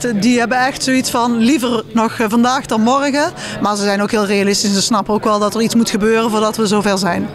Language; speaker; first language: Dutch; native; Dutch